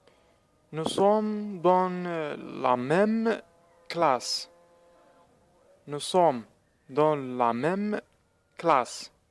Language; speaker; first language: French; non-native, fluent; Arabic